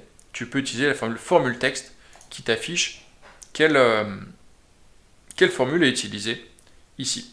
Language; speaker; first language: French; native; French